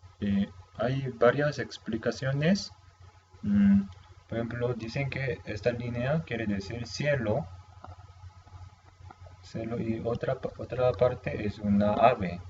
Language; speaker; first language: Spanish; non-native, fluent; Korean